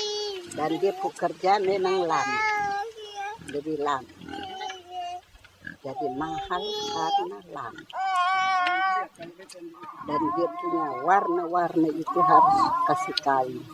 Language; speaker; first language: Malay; non-native, local second language; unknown